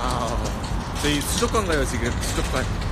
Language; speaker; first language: Japanese; non-native, fluent; Korean